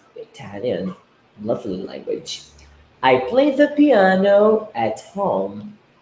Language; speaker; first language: English; non-native, fluent; Portuguese